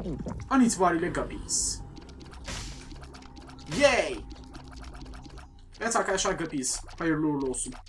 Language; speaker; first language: Turkish; native; Turkish